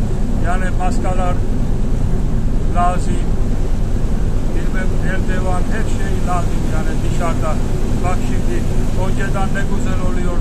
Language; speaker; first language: Turkish; non-native, learner; Georgian